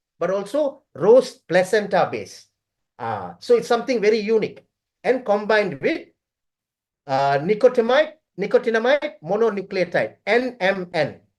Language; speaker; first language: English; non-native, local second language; Tamil